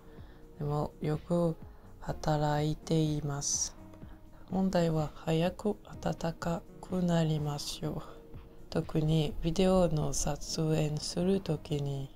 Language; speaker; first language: Japanese; non-native, learner; French